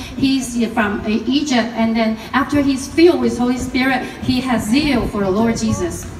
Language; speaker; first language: English; non-native, fluent; Chinese